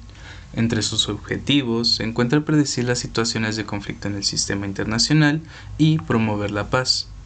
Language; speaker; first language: Spanish; native; Spanish